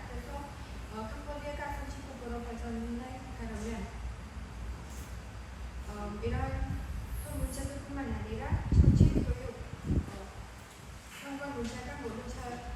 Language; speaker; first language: Korean; non-native, fluent; Khmer